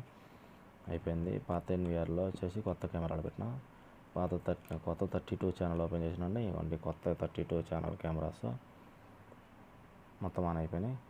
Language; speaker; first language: Telugu; native; Telugu